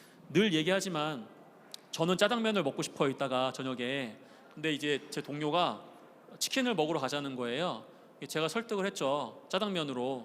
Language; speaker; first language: Korean; native; Korean